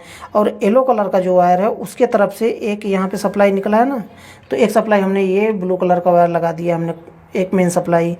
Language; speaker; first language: Hindi; native; Hindi